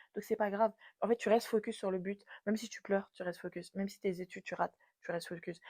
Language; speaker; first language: French; native; French